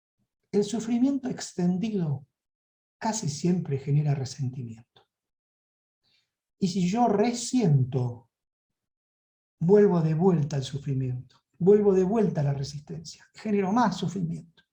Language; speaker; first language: Spanish; native; Spanish